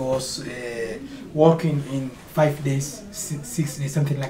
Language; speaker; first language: English; non-native, learner; Somali